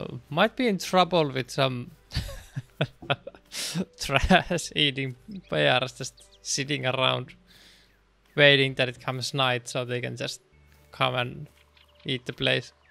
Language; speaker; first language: English; non-native, fluent; Finnish